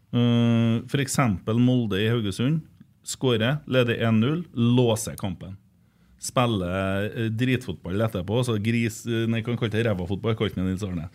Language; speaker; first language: Norwegian; native; Norwegian